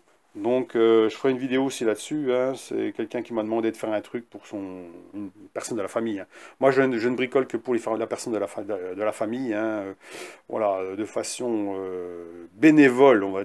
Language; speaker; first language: French; native; French